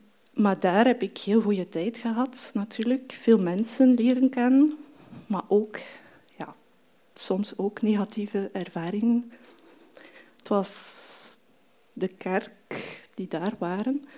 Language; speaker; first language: Dutch; non-native, fluent; French